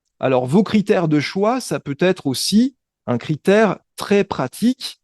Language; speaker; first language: French; native; French